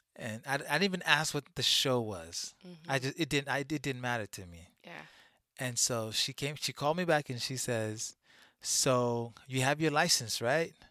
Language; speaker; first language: English; early bilingual, other home language; Haitian Creole